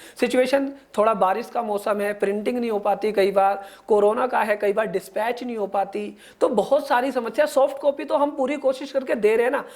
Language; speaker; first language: Hindi; native; Hindi